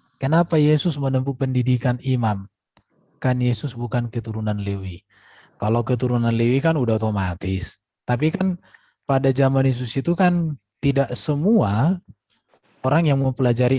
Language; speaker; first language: Indonesian; native; Indonesian